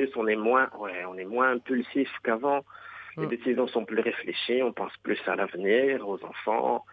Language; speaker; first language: French; non-native, local second language; Arabic